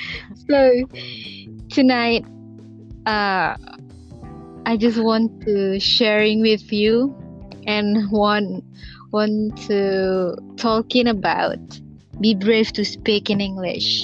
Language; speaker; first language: English; non-native, learner; Indonesian